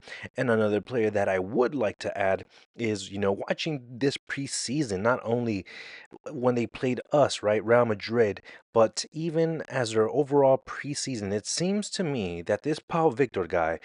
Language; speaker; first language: English; native; English